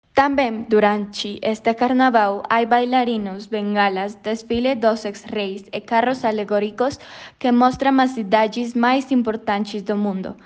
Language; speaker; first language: Portuguese; non-native, learner; Spanish